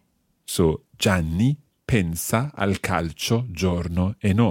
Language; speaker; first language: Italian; non-native, fluent; English